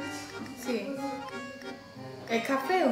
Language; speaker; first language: Italian; non-native, learner; Japanese